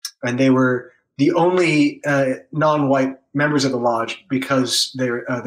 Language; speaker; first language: English; native; English